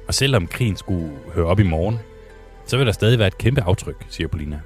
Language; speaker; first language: Danish; native; Danish